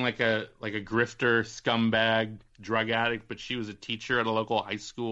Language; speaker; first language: English; native; English